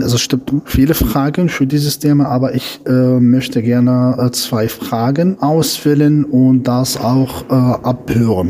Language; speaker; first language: German; non-native, fluent; Arabic